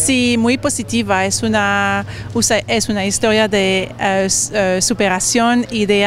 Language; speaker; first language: Spanish; non-native, learner; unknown